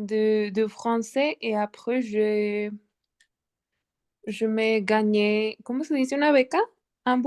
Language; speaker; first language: French; non-native, learner; Spanish